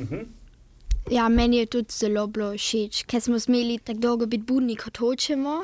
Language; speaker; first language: Slovenian; non-native, local second language; German